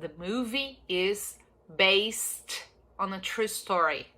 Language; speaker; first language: English; non-native, fluent; Portuguese